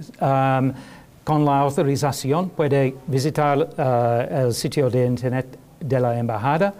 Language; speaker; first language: Spanish; non-native, learner; English